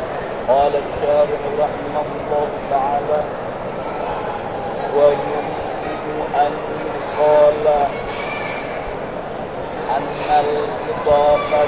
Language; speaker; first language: Arabic; non-native, fluent; Indonesian